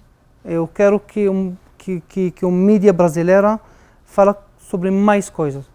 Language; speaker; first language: Portuguese; non-native, learner; Arabic